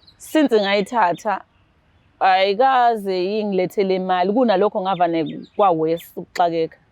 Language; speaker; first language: Zulu; native; Zulu